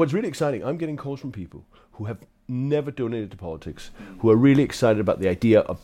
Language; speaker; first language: English; native; English